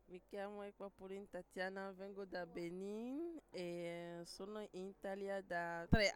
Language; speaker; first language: Italian; non-native, learner; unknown